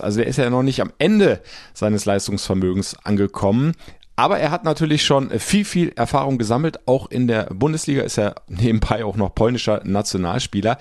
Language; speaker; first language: German; native; German